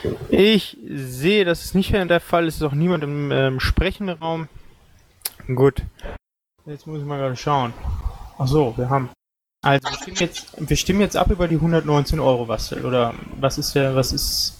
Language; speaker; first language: German; native; German